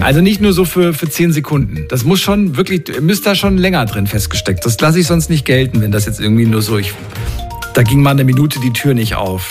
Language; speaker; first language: German; native; German